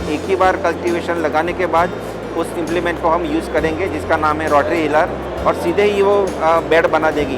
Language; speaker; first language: Hindi; native; Hindi